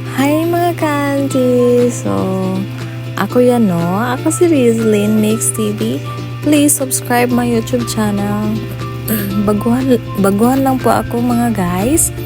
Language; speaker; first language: Filipino; non-native, local second language; Cebuano